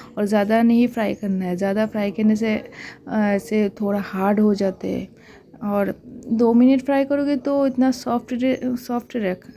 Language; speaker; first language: Hindi; non-native, local second language; Bangla